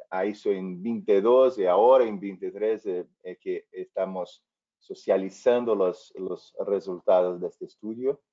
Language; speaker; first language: Spanish; non-native, fluent; Portuguese